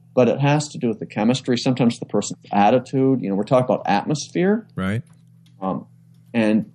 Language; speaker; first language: English; native; English